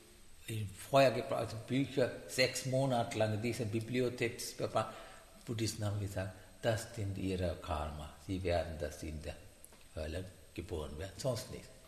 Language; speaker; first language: German; non-native, learner; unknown